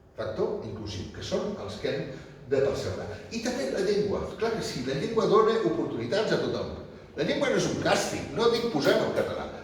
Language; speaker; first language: Catalan; non-native, local second language; Spanish